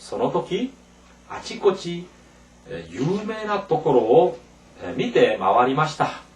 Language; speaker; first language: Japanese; non-native, fluent; Korean